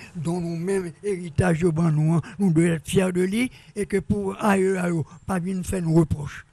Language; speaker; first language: French; native; French